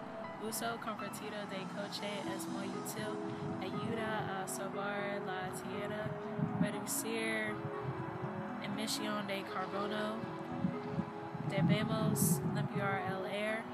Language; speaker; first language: Spanish; non-native, learner; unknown